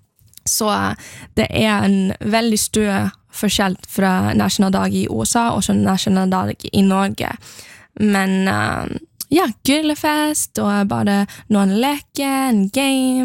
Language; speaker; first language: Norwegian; non-native, learner; English